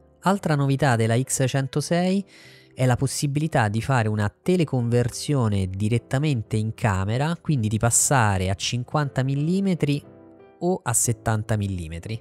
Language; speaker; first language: Italian; native; Italian